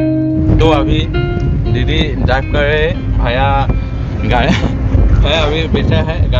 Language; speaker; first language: Hindi; non-native, local second language; Assamese